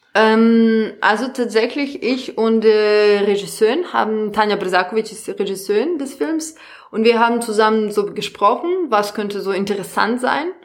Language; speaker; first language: German; non-native, fluent; Serbian